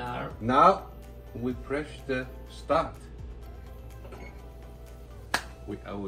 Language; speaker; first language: English; non-native, learner; Chinese